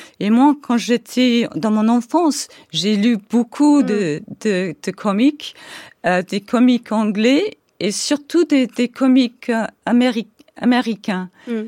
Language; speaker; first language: French; non-native, fluent; English